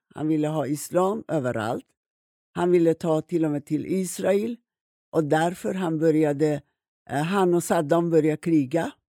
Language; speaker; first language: Swedish; non-native, fluent; Persian